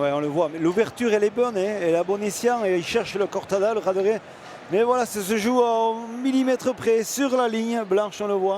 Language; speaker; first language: French; native; French